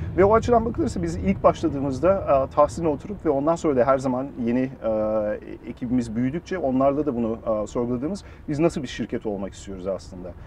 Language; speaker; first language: Turkish; early bilingual, heritage; Turkish